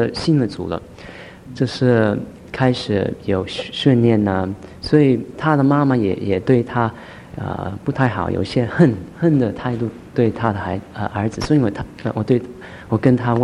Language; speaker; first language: Chinese; early bilingual, heritage; Chinese